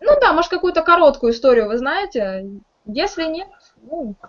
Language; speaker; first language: Russian; native; Russian